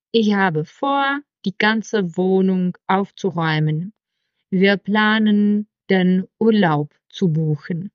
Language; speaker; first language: German; non-native, fluent; Czech